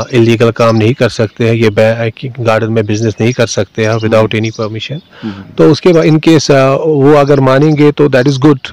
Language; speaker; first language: Hindi; non-native, local second language; Kashmiri